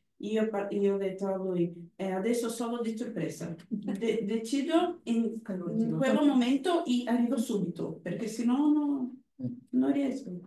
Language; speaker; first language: Italian; non-native, learner; Portuguese